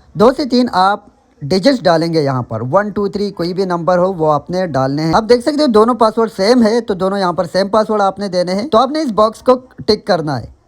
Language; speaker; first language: Urdu; non-native, local second language; Pashto